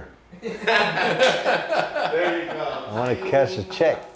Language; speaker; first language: English; native; English